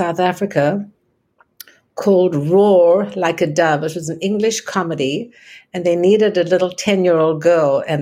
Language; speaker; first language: English; native; English